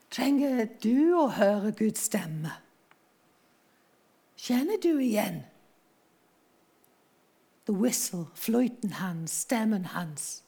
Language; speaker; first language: Norwegian; non-native, fluent; English